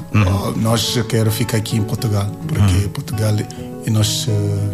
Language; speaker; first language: Portuguese; non-native, learner; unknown